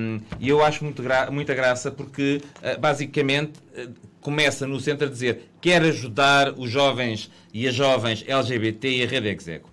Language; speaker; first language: Portuguese; native; Portuguese